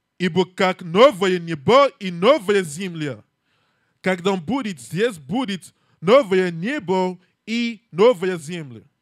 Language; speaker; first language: Russian; non-native, learner; English